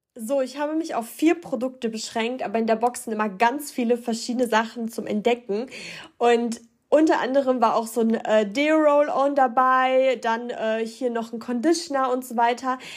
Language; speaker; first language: German; early bilingual, other home language; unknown